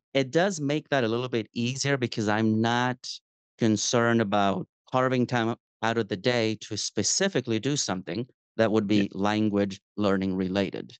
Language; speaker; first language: English; non-native, fluent; Spanish